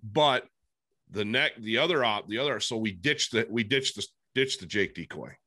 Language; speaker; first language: English; native; English